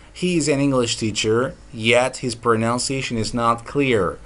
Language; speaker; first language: English; non-native, fluent; Turkish